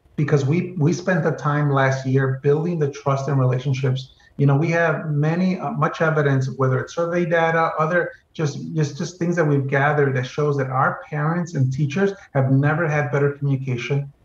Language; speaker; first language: English; native; English